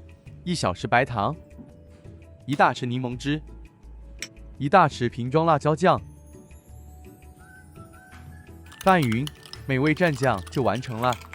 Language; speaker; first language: Chinese; native; Chinese